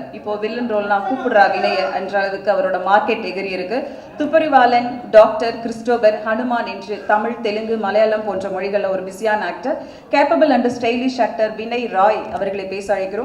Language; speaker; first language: Tamil; native; Tamil